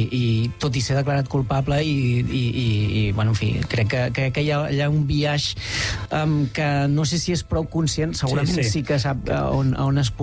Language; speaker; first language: Catalan; native; Catalan